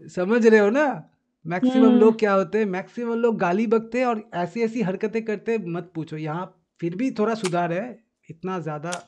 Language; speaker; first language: Hindi; non-native, local second language; Bangla